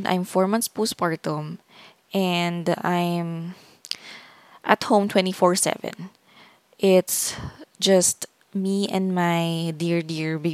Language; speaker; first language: English; non-native, local second language; Filipino